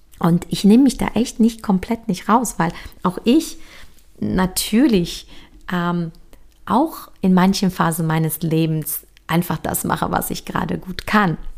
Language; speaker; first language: German; early bilingual, other home language; Polish